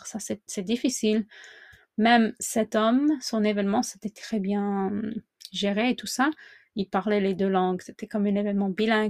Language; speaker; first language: French; non-native, fluent; English